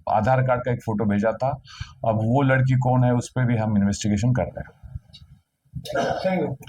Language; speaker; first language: Hindi; non-native, local second language; Marathi